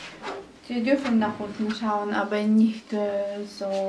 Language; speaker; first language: German; non-native, fluent; Russian